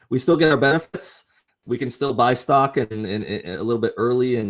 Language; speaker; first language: English; native; English